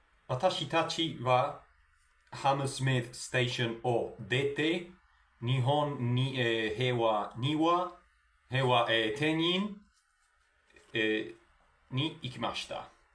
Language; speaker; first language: Japanese; non-native, learner; Spanish